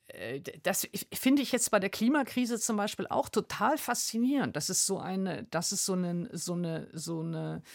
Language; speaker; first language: German; native; German